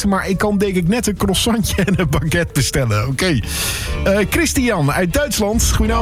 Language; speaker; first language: Dutch; native; Dutch